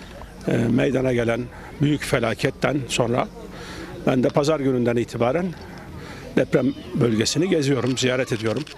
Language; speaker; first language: Turkish; native; Turkish